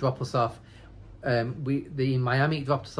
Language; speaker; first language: English; native; English